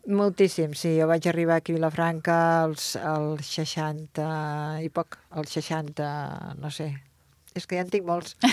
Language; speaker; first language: Catalan; native; Catalan